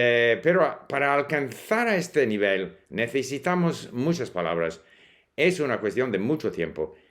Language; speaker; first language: Spanish; non-native, fluent; English